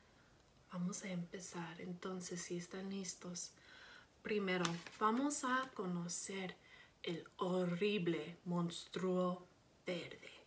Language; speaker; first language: Spanish; non-native, learner; English